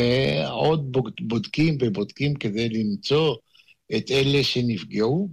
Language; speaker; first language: Hebrew; non-native, fluent; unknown